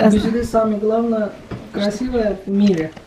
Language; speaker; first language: Russian; non-native, learner; Turkish